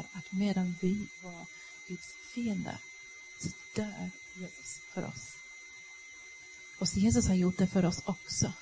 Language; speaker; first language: Swedish; non-native, fluent; English